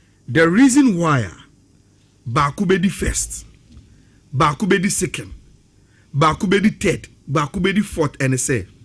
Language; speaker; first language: English; non-native, local second language; Akan